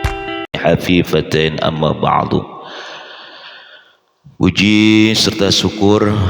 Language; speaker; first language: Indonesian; native; Indonesian